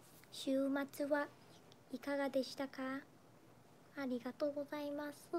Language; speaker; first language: Japanese; non-native, fluent; Chinese